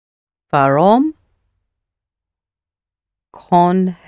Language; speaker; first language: Dutch; non-native, learner; English